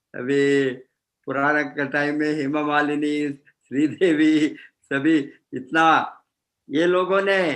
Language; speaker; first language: Hindi; non-native, fluent; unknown